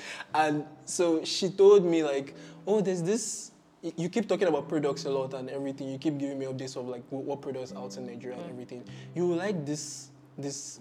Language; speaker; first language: English; non-native, local second language; Igbo